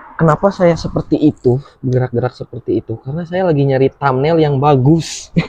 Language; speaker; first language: Indonesian; native; Indonesian